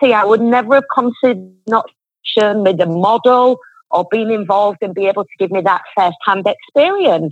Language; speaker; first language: English; native; English